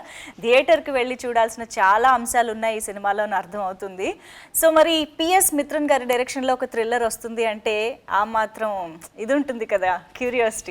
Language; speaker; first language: Telugu; native; Telugu